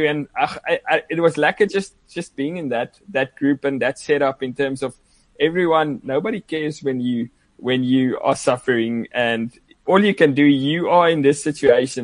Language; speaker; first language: English; non-native, local second language; Afrikaans